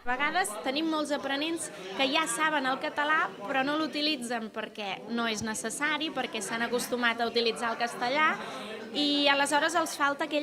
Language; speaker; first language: Catalan; native; Catalan